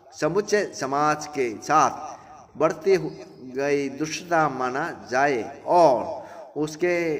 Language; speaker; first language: Hindi; non-native, local second language; Gujarati